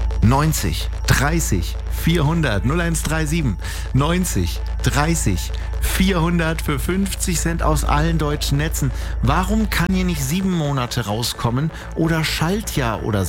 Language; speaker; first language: German; native; German